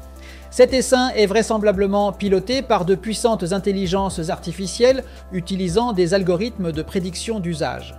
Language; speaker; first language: French; native; French